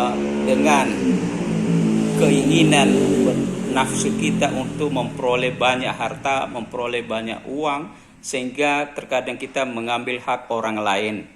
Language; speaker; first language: Indonesian; native; Indonesian